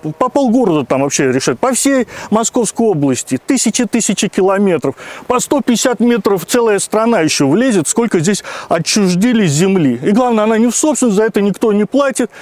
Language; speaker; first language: Russian; native; Russian